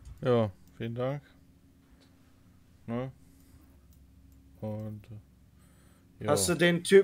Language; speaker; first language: German; native; German